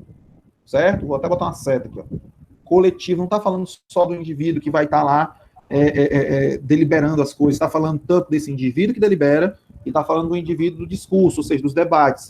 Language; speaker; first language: Portuguese; native; Portuguese